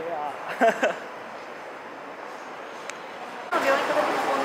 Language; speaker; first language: Japanese; native; Japanese